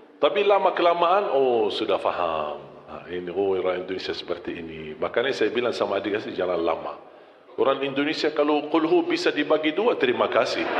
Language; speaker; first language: Malay; non-native, fluent; Arabic